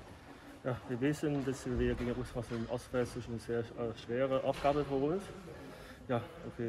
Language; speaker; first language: German; non-native, learner; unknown